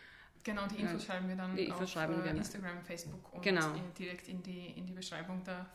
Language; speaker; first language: German; native; German